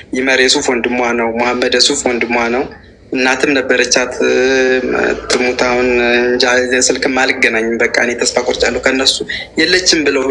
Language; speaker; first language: Amharic; native; Amharic